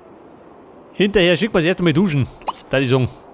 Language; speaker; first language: German; native; German